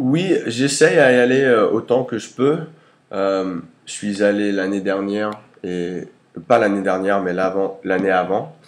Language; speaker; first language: French; early bilingual, heritage; English